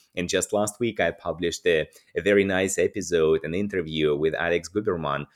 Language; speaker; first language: English; non-native, fluent; Russian